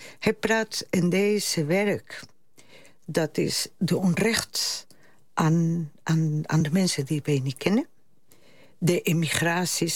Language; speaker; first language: Dutch; non-native, fluent; Spanish